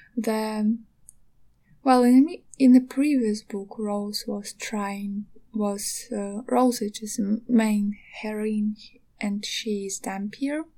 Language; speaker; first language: English; non-native, learner; Ukrainian